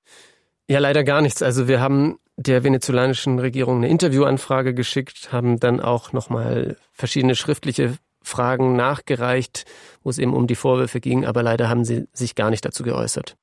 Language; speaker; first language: German; native; German